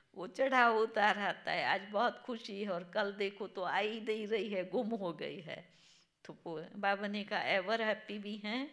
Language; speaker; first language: Hindi; non-native, local second language; Gujarati